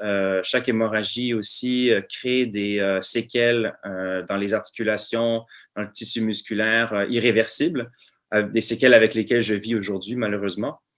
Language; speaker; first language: French; native; French